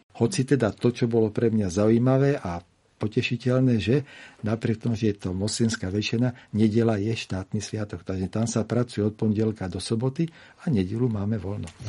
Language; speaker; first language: Slovak; native; Slovak